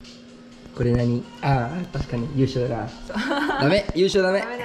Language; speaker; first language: Japanese; non-native, fluent; Spanish